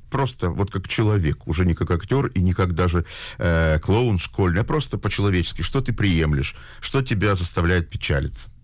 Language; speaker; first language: Russian; native; Russian